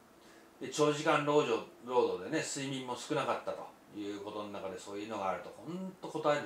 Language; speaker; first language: Japanese; native; Japanese